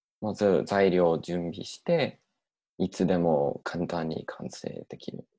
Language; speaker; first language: Japanese; non-native, learner; English